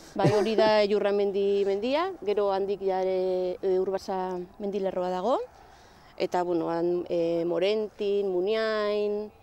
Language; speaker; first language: Basque; non-native, local second language; Spanish